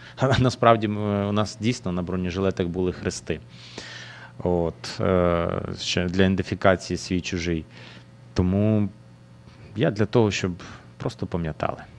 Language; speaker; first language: Ukrainian; non-native, local second language; Russian